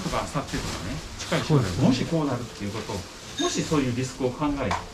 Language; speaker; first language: Japanese; native; Japanese